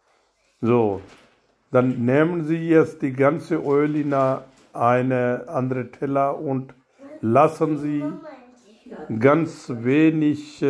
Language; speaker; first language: German; non-native, learner; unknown